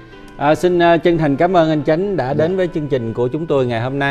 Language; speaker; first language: Vietnamese; early bilingual, heritage; Vietnamese